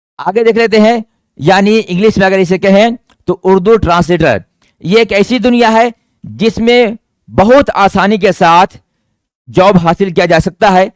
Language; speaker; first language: Urdu; native; Urdu